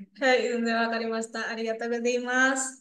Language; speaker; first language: Japanese; non-native, learner; Indonesian